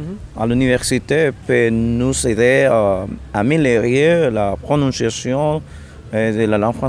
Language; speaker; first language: French; non-native, learner; Spanish